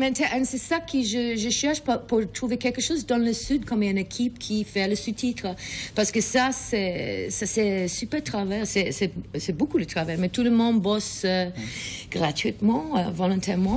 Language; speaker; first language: French; non-native, learner; English